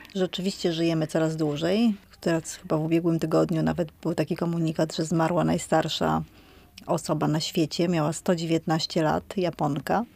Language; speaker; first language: Polish; native; Polish